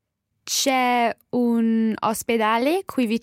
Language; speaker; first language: Italian; non-native, learner; English